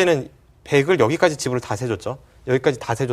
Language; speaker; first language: Korean; native; Korean